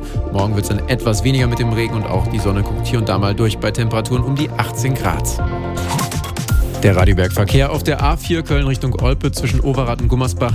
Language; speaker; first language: German; native; German